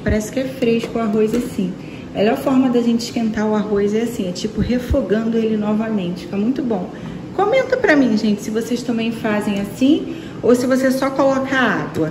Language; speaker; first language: Portuguese; native; Portuguese